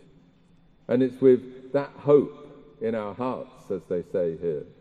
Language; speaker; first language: English; native; English